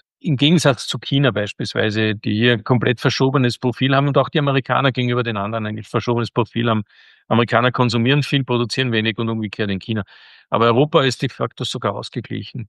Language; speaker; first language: German; native; German